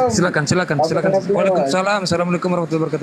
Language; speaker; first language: Indonesian; native; Indonesian